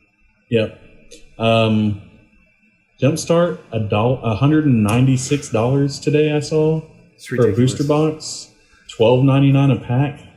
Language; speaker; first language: English; native; English